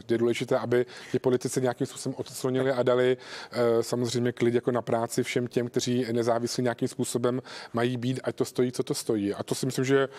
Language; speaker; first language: Czech; native; Czech